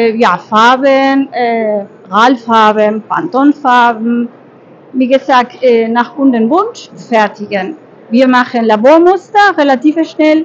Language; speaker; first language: German; non-native, fluent; Spanish